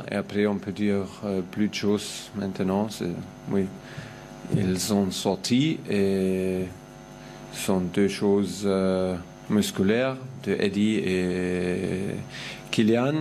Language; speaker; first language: French; non-native, fluent; German